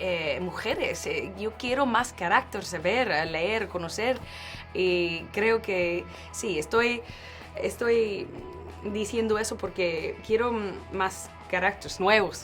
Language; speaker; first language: Spanish; non-native, learner; English